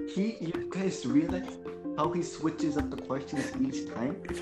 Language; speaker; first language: English; early bilingual, other home language; Punjabi